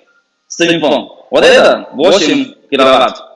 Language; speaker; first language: Russian; non-native, fluent; Chinese